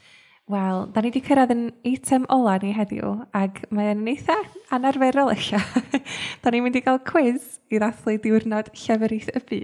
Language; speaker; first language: Welsh; native; Welsh